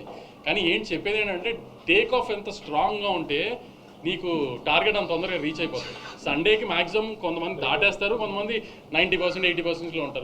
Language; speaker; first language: Telugu; native; Telugu